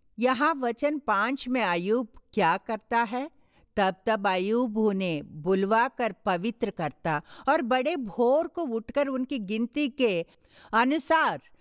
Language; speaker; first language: Hindi; non-native, local second language; Tamil